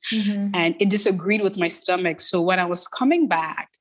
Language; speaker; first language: English; early bilingual, other home language; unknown